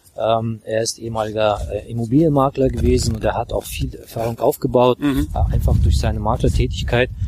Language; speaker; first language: German; non-native, fluent; Russian